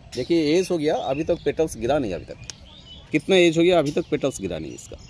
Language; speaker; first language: Hindi; non-native, local second language; Bangla